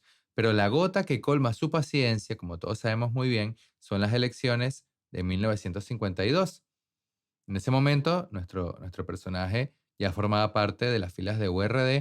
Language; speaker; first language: Spanish; native; Spanish